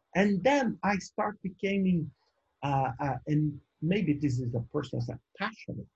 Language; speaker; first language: English; non-native, fluent; Portuguese